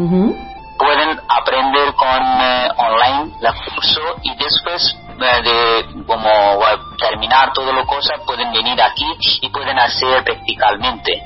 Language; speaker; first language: Spanish; non-native, learner; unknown